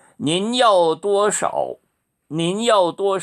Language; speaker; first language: Chinese; non-native, fluent; Korean